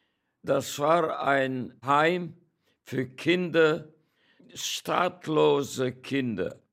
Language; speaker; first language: German; non-native, fluent; Hungarian